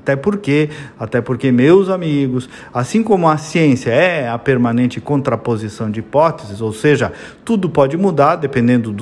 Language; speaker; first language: Portuguese; native; Portuguese